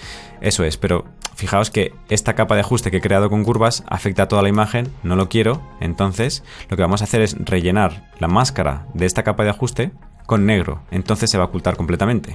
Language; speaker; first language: Spanish; native; Spanish